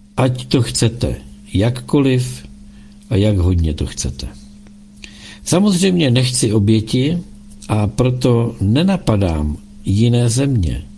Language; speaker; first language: Czech; native; Czech